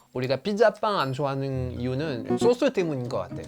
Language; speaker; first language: Korean; non-native, fluent; French